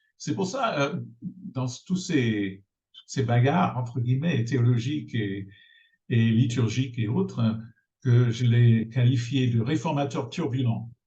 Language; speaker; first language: French; non-native, fluent; English